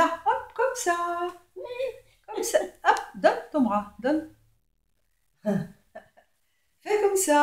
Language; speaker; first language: French; native; French